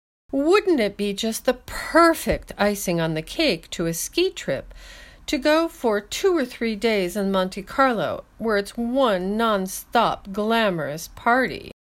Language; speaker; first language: English; native; English